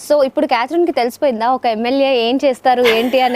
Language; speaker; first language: Telugu; native; Telugu